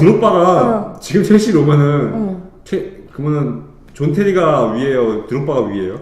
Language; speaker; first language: Korean; native; Korean